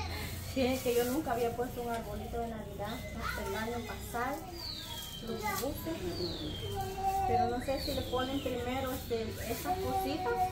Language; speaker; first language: Spanish; native; Spanish